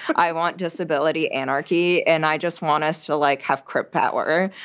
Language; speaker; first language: English; early bilingual, other home language; French